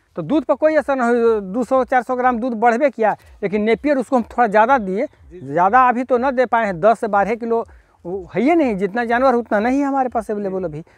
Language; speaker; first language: Hindi; native; Hindi